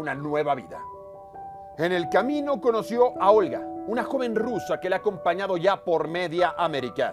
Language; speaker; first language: Spanish; native; Spanish